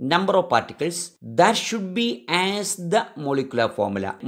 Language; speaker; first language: English; non-native, local second language; Malayalam